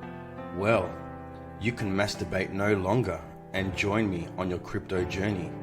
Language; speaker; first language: English; native; English